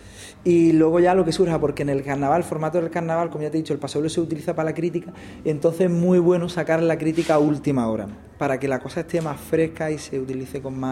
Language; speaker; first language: Spanish; native; Spanish